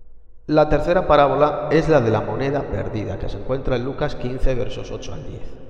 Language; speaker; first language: Spanish; native; Spanish